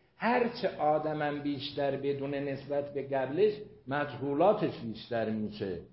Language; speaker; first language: Persian; non-native, local second language; Azerbaijani